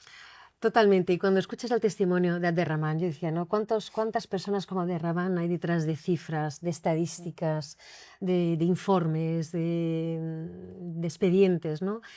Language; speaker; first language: Spanish; native; Spanish